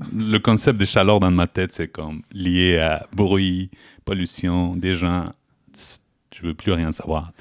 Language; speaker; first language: French; non-native, fluent; Spanish